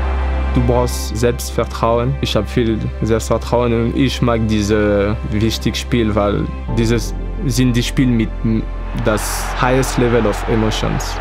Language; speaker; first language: German; non-native, fluent; French